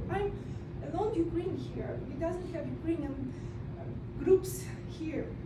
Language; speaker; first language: English; non-native, learner; Russian